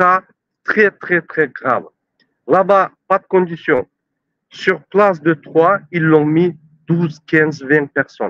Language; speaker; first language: French; non-native, learner; Turkmen